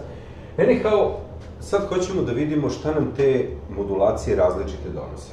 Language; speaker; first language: Serbian; native; Serbian